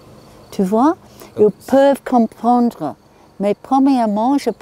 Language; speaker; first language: French; non-native, learner; English